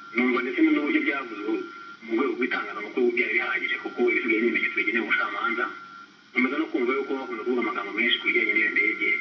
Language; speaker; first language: Kinyarwanda; early bilingual, heritage; Kinyarwanda